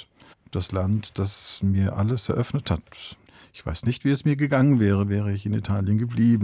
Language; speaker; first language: German; early bilingual, other home language; Italian